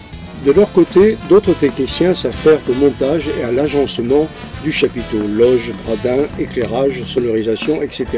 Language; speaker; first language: French; native; French